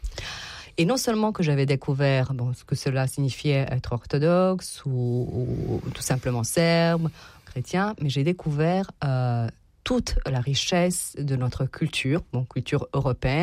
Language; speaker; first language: French; non-native, fluent; Serbian